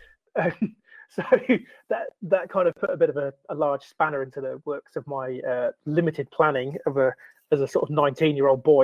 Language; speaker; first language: English; native; English